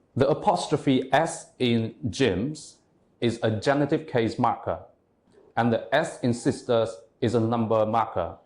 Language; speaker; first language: English; non-native, fluent; Vietnamese